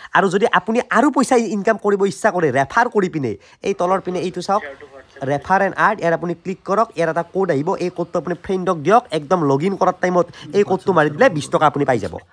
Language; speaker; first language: Assamese; native; Assamese